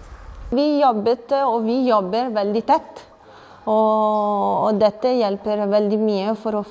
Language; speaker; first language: Norwegian; non-native, fluent; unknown